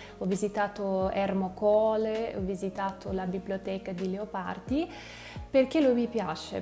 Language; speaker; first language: Italian; non-native, fluent; Russian